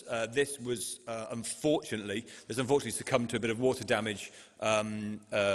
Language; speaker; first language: English; native; English